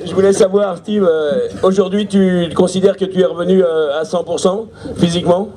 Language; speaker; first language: French; native; French